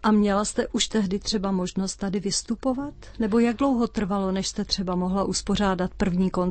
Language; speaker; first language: Czech; native; Czech